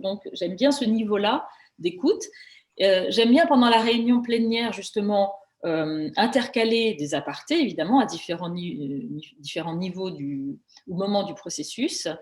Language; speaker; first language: French; native; French